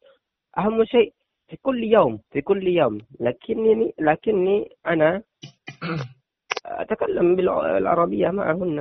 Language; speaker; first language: Arabic; non-native, learner; Indonesian